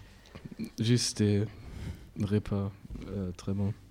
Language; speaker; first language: French; non-native, learner; German